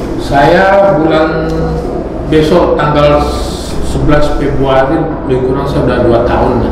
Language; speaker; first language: Indonesian; native; Indonesian